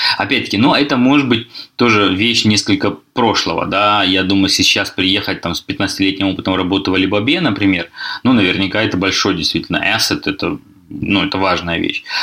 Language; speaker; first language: Russian; native; Russian